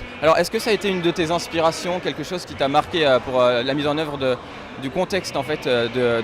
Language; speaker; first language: French; native; French